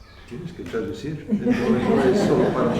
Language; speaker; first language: Spanish; non-native, learner; English